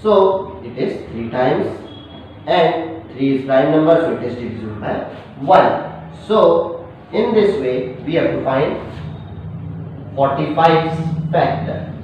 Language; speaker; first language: English; non-native, local second language; Hindi